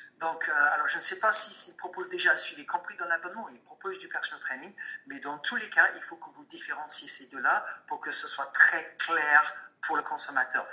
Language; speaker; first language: French; non-native, fluent; English